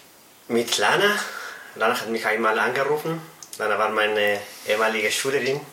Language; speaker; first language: German; non-native, fluent; Spanish